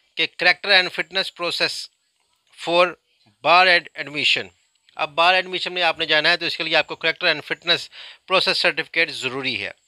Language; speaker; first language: Urdu; native; Urdu